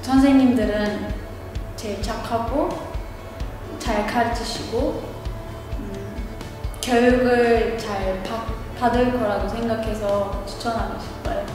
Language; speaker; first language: Korean; non-native, fluent; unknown